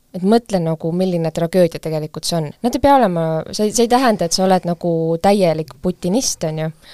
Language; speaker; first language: Estonian; native; Estonian